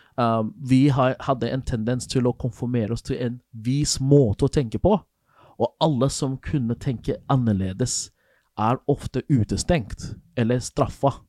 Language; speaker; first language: Norwegian; non-native, fluent; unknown